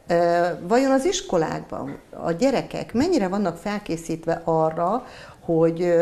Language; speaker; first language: Hungarian; native; Hungarian